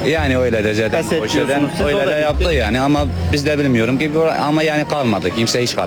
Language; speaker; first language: Turkish; non-native, learner; Arabic